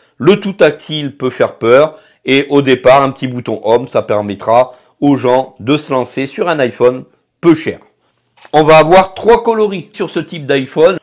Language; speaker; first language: French; native; French